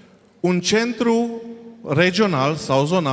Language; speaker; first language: Romanian; non-native, fluent; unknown